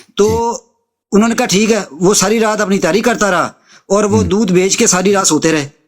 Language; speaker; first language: Urdu; non-native, local second language; Punjabi